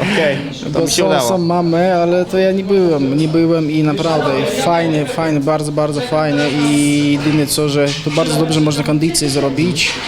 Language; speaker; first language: Polish; non-native, learner; Chechen